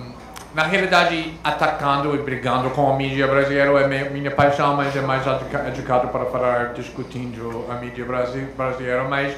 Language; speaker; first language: Portuguese; non-native, fluent; English